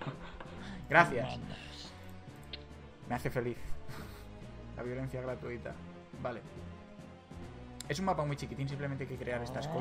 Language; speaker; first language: Spanish; native; Spanish